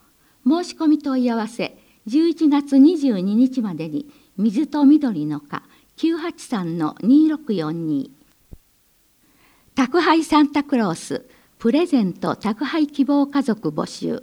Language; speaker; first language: Japanese; native; Japanese